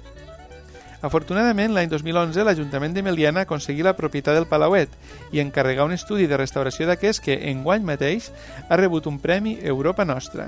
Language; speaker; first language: Catalan; native; Catalan